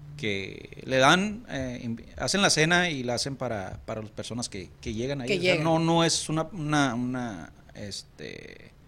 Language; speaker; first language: Spanish; native; Spanish